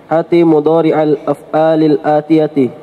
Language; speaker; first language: Arabic; non-native, learner; Indonesian